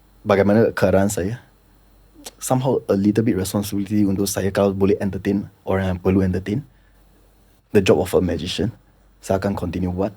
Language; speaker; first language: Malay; non-native, local second language; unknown